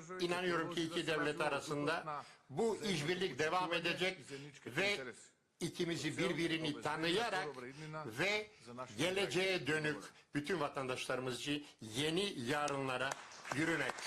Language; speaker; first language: Turkish; non-native, learner; Macedonian